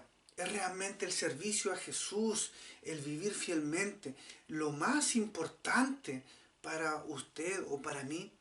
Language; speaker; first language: Spanish; native; Spanish